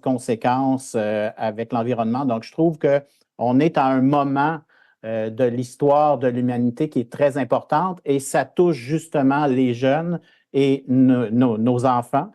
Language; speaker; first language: French; native; French